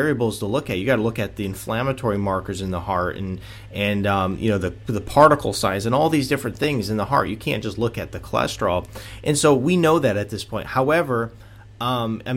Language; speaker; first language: English; native; English